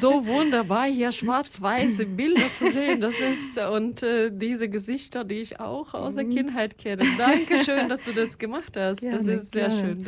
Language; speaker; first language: German; non-native, fluent; Russian